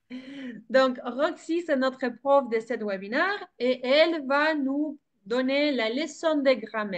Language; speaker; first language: French; non-native, fluent; Spanish